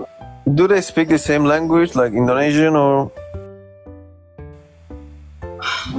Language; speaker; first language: English; non-native, fluent; Turkish